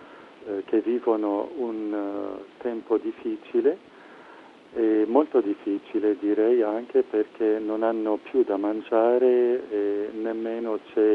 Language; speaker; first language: Italian; non-native, fluent; Arabic